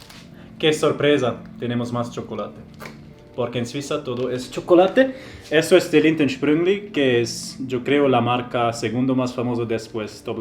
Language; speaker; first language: Spanish; non-native, fluent; German